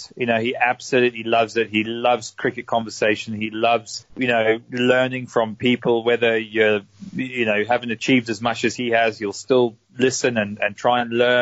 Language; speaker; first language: English; native; English